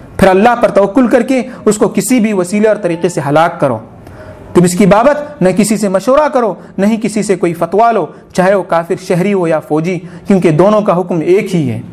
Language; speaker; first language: Urdu; native; Urdu